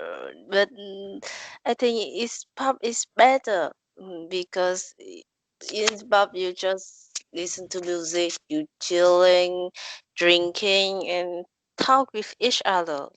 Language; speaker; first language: English; non-native, learner; Vietnamese